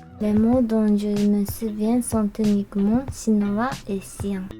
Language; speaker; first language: French; non-native, learner; Japanese